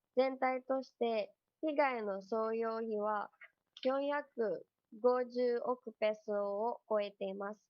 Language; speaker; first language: Japanese; non-native, learner; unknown